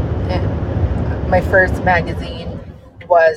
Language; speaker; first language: English; non-native, local second language; Cebuano